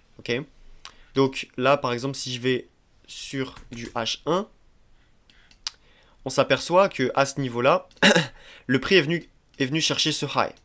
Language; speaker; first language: French; native; French